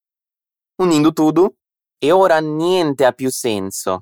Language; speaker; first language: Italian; non-native, fluent; Portuguese